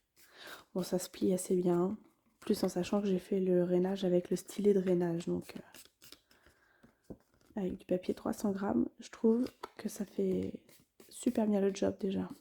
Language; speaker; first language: French; native; French